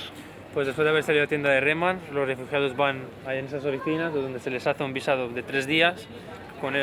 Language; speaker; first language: Spanish; native; Spanish